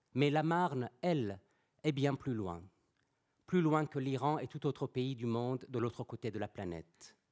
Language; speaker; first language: French; non-native, fluent; Persian